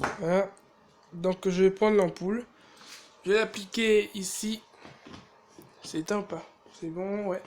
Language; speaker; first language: French; native; French